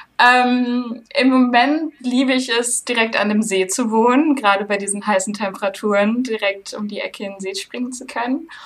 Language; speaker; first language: German; early bilingual, heritage; German